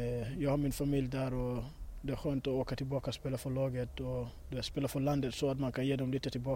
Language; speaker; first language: Swedish; early bilingual, other home language; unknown